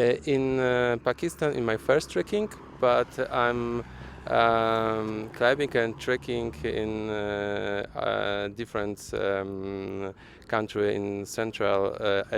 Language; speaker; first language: English; non-native, learner; Polish